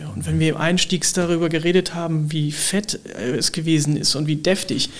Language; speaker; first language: German; native; German